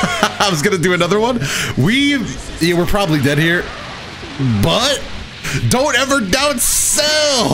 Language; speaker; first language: English; native; English